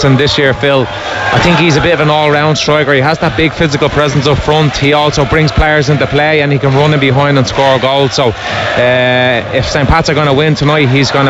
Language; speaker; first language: English; native; English